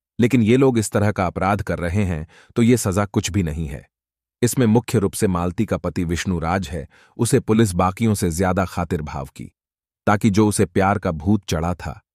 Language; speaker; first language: Hindi; native; Hindi